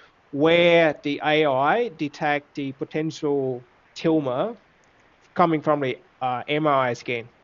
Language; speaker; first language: English; non-native, fluent; Vietnamese